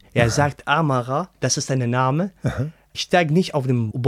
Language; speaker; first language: German; non-native, learner; Arabic